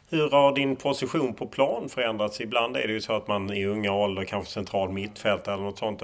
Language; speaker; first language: Swedish; native; Swedish